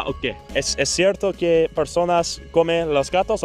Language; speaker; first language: Spanish; non-native, learner; English